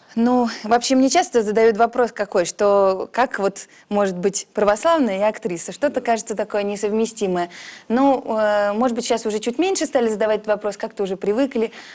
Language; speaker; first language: Russian; early bilingual, heritage; Russian